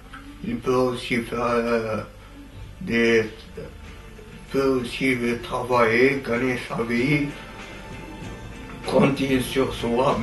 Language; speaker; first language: French; non-native, local second language; Arabic